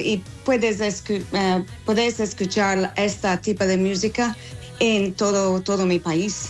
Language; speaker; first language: Spanish; non-native, fluent; English